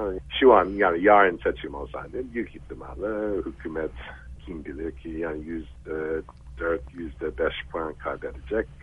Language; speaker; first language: Turkish; non-native, fluent; English